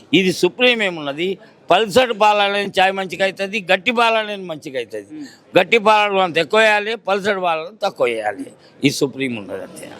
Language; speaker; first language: Telugu; native; Telugu